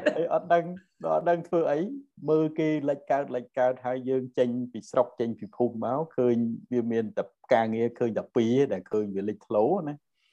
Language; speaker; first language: Khmer; native; Khmer